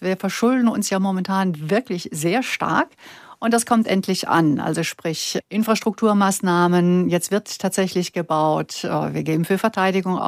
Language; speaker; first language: German; native; German